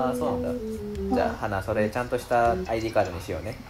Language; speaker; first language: Japanese; native; Japanese